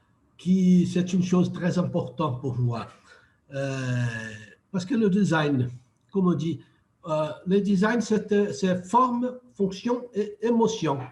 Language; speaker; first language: French; non-native, fluent; Portuguese